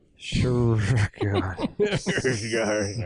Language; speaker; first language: English; native; English